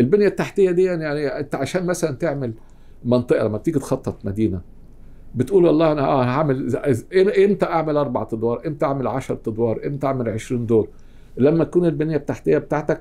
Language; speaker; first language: Arabic; native; Arabic